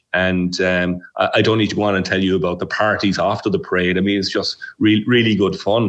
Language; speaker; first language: English; native; English